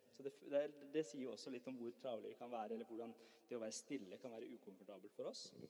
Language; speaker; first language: Norwegian; early bilingual, other home language; Persian